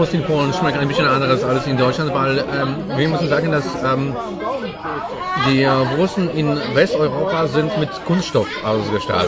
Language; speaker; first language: German; non-native, fluent; Polish